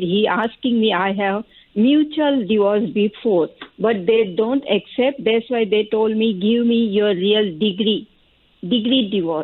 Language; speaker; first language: English; non-native, learner; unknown